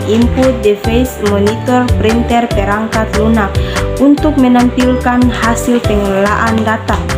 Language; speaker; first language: Indonesian; native; Indonesian